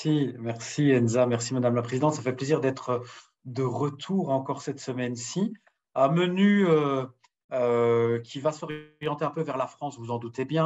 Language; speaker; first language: French; native; French